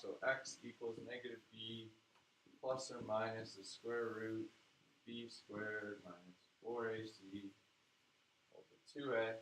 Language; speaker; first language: English; native; English